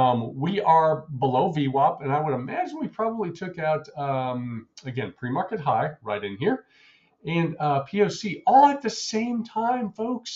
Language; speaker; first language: English; native; English